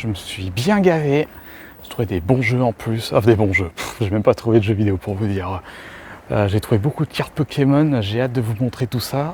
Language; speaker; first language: French; native; French